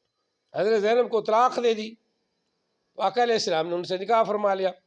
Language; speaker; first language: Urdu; non-native, local second language; Punjabi